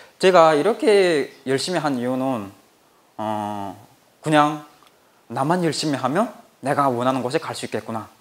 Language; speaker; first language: Korean; native; Korean